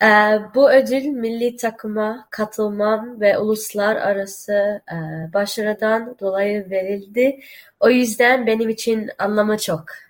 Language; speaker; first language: Turkish; early bilingual, heritage; Turkish